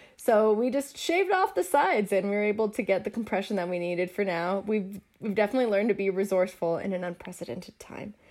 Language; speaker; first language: English; native; English